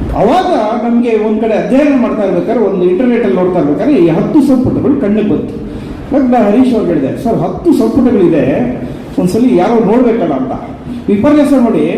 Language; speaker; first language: Kannada; native; Kannada